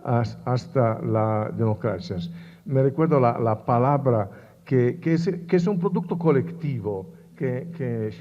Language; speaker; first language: Spanish; non-native, fluent; Italian